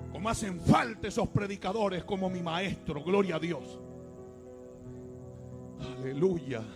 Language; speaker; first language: Spanish; native; Spanish